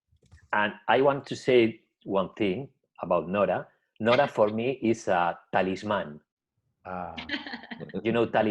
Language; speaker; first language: English; non-native, learner; Spanish